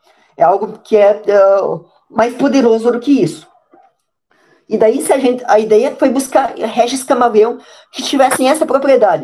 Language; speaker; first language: Portuguese; native; Portuguese